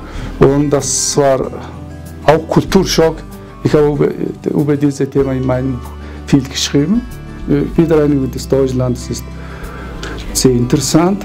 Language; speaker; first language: German; non-native, fluent; Mongolian